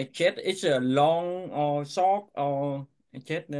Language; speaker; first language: English; non-native, learner; Vietnamese